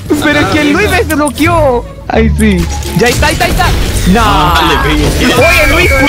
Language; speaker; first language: Spanish; native; Spanish